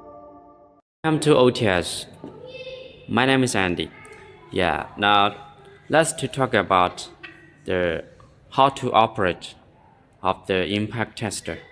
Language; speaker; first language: English; non-native, learner; Chinese